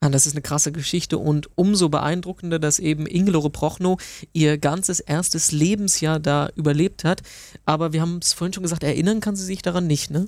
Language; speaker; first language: German; native; German